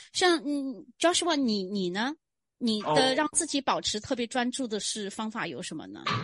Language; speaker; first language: Chinese; native; Chinese